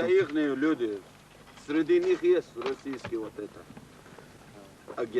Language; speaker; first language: Russian; non-native, local second language; Chechen